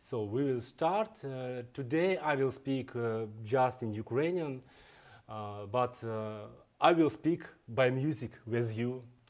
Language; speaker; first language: English; non-native, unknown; Ukrainian